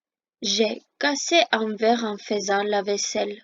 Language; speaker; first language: French; non-native, fluent; Armenian